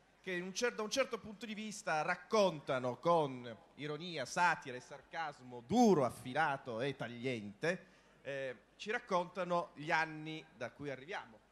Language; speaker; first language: Italian; native; Italian